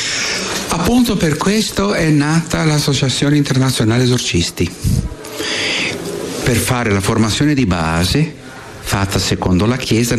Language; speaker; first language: Italian; non-native, fluent; Portuguese